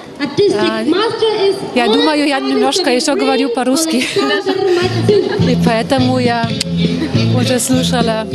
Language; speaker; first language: Russian; non-native, learner; German